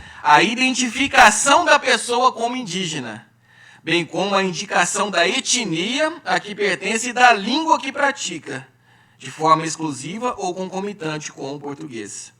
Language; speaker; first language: Portuguese; native; Portuguese